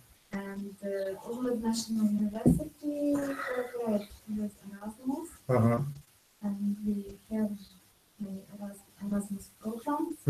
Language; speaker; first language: English; non-native, learner; Ukrainian